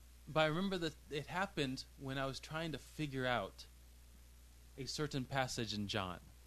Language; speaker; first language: English; native; English